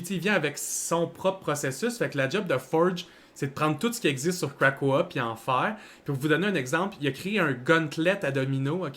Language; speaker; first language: French; native; French